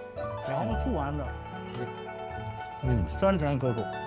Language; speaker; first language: Chinese; native; Chinese